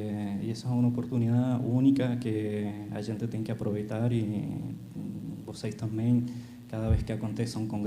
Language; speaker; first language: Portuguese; non-native, fluent; Spanish